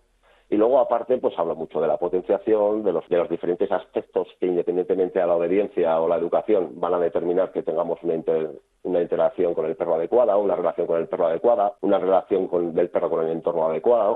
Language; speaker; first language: Spanish; native; Spanish